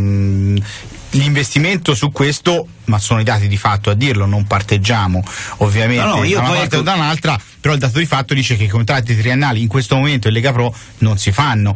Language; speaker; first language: Italian; native; Italian